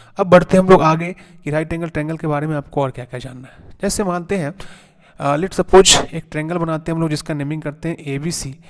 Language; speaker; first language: Hindi; native; Hindi